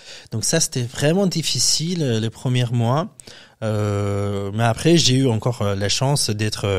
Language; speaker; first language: French; non-native, fluent; Persian